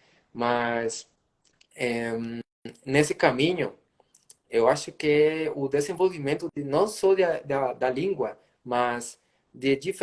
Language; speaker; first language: Portuguese; non-native, fluent; Spanish